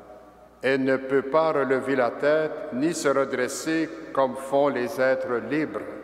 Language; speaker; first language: French; native; French